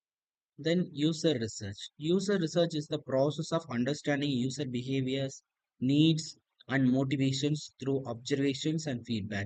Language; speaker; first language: English; non-native, local second language; Tamil